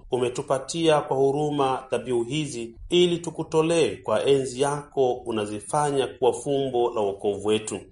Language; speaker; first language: Swahili; native; Swahili